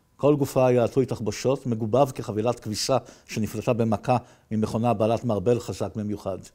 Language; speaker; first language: Hebrew; native; Hebrew